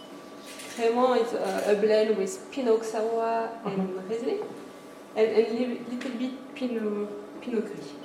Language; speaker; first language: English; non-native, learner; French